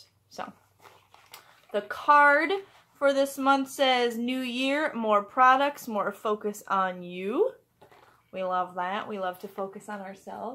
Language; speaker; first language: English; native; English